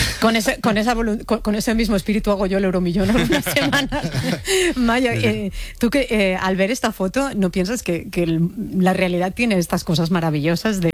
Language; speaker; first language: Spanish; native; Spanish